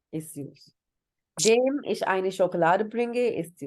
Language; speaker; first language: German; non-native, fluent; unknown